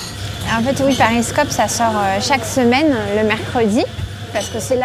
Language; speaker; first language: French; native; French